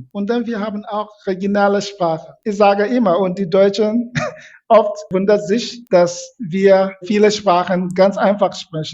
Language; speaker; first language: German; non-native, fluent; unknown